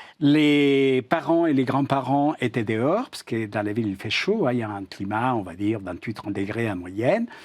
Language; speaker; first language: French; non-native, fluent; Spanish